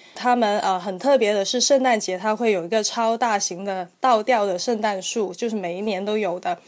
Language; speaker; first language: Chinese; non-native, local second language; Cantonese